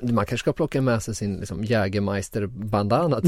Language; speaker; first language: Swedish; native; Swedish